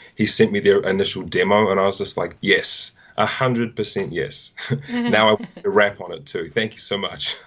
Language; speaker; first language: English; native; English